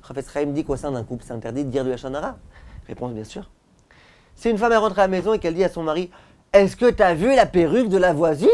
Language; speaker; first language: French; native; French